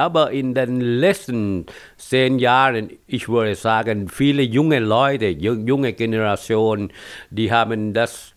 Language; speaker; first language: German; non-native, fluent; Thai